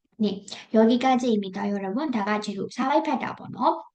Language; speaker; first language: Korean; non-native, fluent; Burmese